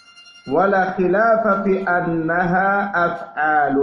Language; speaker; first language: Arabic; non-native, fluent; Indonesian